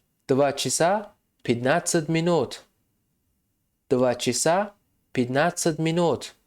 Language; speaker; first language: Russian; non-native, fluent; Tajik